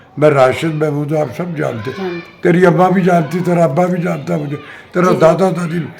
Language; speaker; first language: Urdu; non-native, local second language; Punjabi